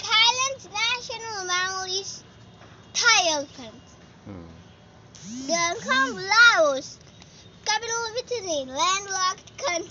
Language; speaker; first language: English; non-native, learner; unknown